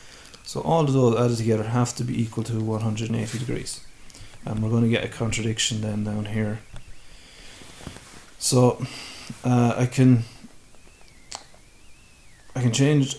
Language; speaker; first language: English; native; English